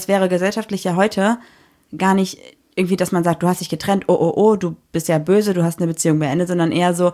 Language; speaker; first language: German; native; German